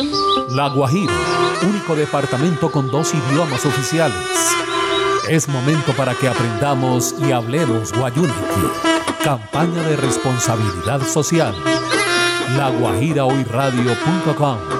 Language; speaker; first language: Spanish; native; Spanish